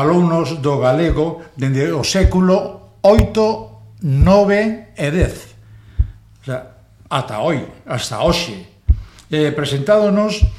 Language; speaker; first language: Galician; non-native, learner; Spanish